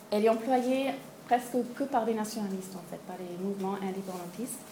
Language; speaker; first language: French; non-native, fluent; German